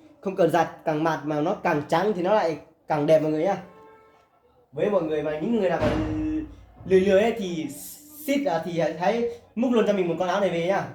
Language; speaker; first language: Vietnamese; non-native, local second language; Hmong